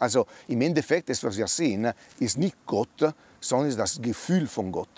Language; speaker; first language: German; non-native, fluent; Italian